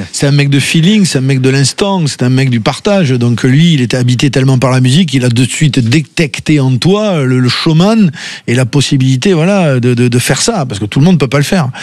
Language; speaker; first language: French; native; French